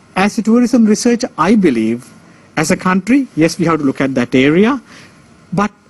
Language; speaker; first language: English; non-native, local second language; Sinhala